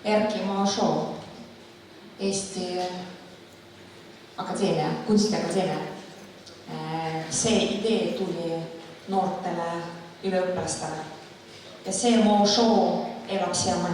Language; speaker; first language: Estonian; non-native, local second language; Russian